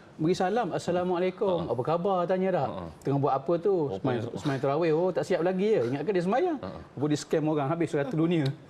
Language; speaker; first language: Malay; native; Malay